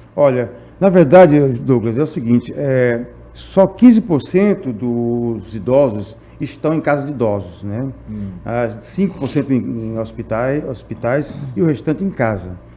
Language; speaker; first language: Portuguese; native; Portuguese